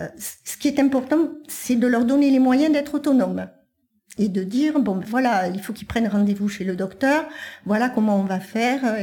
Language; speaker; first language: French; native; French